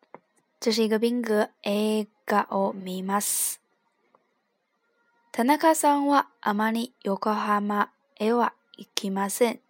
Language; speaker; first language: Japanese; non-native, fluent; Chinese